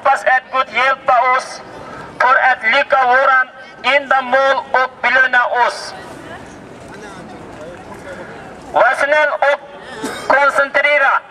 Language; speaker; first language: Swedish; non-native, learner; Uyghur